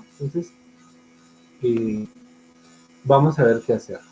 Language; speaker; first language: Spanish; native; Spanish